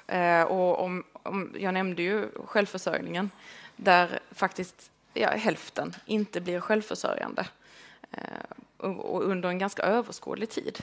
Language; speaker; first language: Swedish; native; Swedish